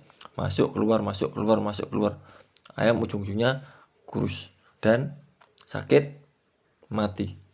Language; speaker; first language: Indonesian; native; Indonesian